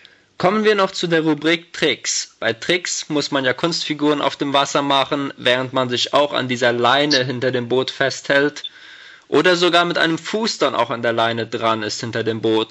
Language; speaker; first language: German; native; German